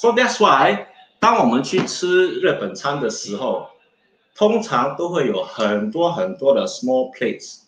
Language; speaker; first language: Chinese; native; Chinese